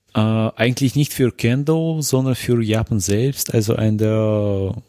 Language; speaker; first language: German; non-native, fluent; Russian